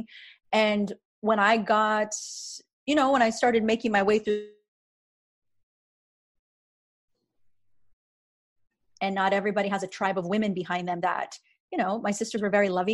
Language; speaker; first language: English; native; English